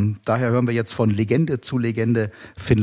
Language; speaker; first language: German; native; German